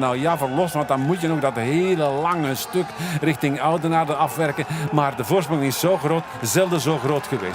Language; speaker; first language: Dutch; native; Dutch